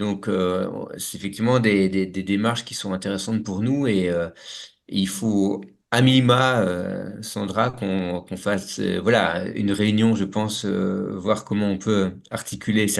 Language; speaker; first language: French; native; French